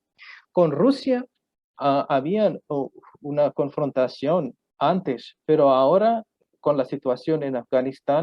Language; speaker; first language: Spanish; non-native, fluent; Punjabi